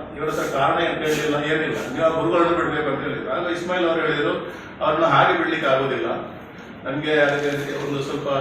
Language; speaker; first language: Kannada; non-native, local second language; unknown